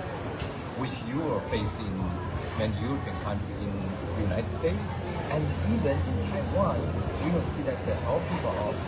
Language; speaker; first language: English; non-native, fluent; Chinese